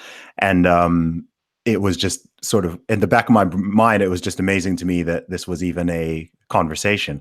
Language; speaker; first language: English; native; English